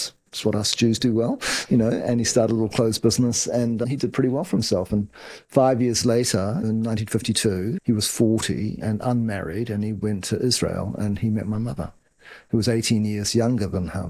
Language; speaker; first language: English; native; English